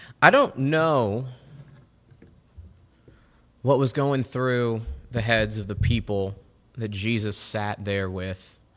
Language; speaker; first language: English; native; English